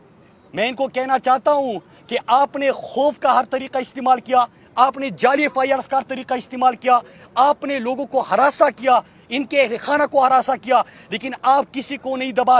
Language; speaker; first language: Urdu; native; Urdu